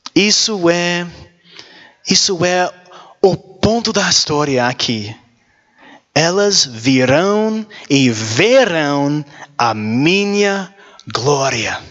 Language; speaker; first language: Portuguese; non-native, learner; English